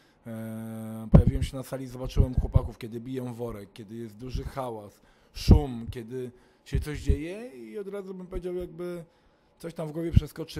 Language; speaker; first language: Polish; native; Polish